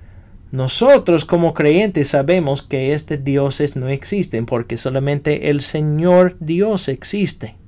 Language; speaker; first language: Spanish; non-native, fluent; English